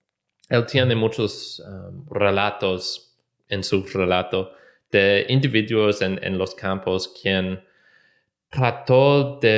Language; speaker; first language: Spanish; non-native, learner; English